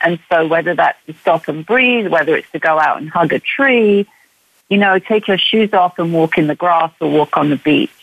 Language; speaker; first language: English; native; English